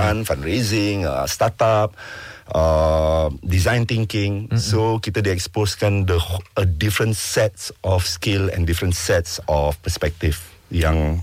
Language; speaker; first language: English; non-native, local second language; Malay